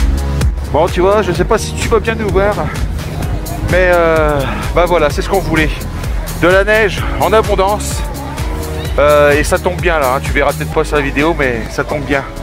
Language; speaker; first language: French; native; French